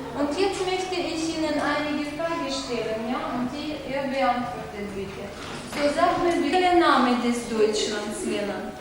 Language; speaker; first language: German; non-native, fluent; Ukrainian